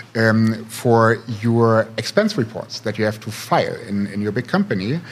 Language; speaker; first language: English; non-native, fluent; German